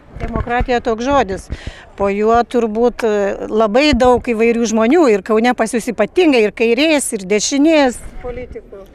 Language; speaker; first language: Lithuanian; native; Lithuanian